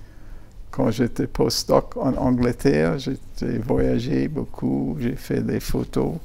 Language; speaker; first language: French; non-native, fluent; German